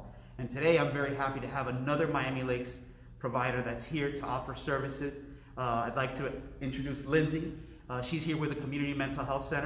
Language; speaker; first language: English; early bilingual, other home language; Spanish